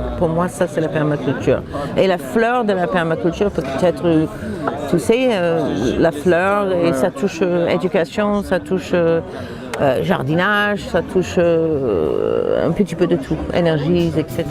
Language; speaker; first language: French; non-native, fluent; English